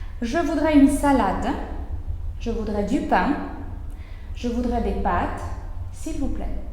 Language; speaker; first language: French; non-native, fluent; Ukrainian